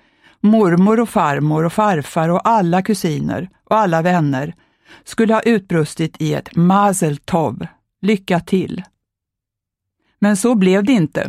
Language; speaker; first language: Swedish; early bilingual, other home language; Hungarian